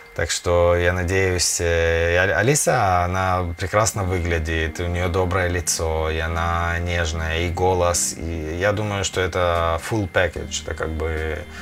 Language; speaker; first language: Russian; early bilingual, heritage; Russian